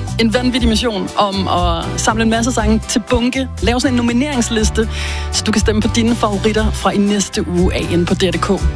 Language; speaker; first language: Danish; early bilingual, other home language; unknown